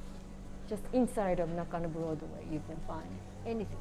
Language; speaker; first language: English; non-native, fluent; Japanese